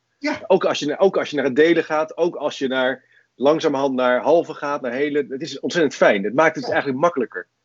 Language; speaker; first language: Dutch; native; Dutch